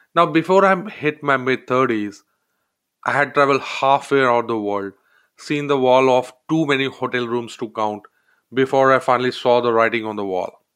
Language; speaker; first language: English; non-native, local second language; Hindi